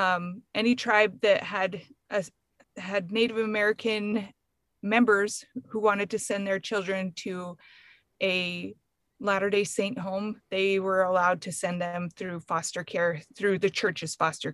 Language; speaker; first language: English; native; English